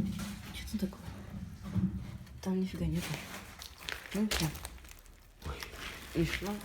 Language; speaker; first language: Russian; native; Russian